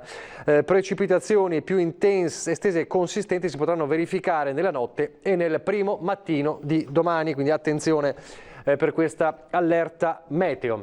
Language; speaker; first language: Italian; native; Italian